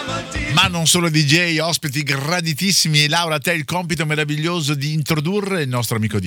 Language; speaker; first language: Italian; native; Italian